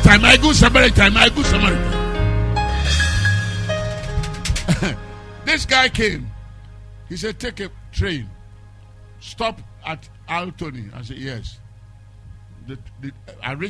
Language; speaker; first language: English; non-native, local second language; Akan